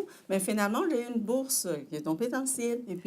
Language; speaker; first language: French; non-native, fluent; Chinese